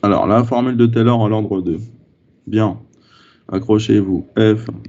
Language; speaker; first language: French; native; French